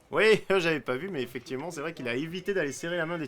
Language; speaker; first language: French; native; French